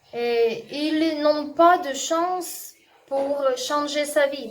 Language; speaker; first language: French; non-native, learner; Russian